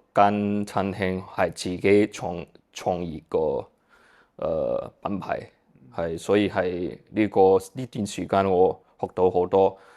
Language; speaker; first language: Cantonese; early bilingual, heritage; Cantonese